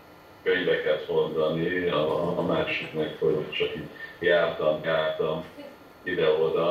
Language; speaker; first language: Hungarian; early bilingual, heritage; Hungarian